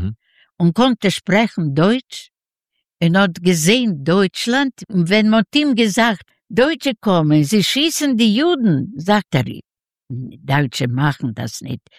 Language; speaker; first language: German; non-native, learner; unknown